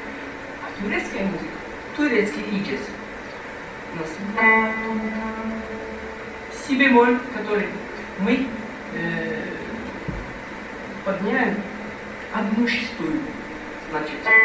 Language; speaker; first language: Russian; non-native, fluent; Arabic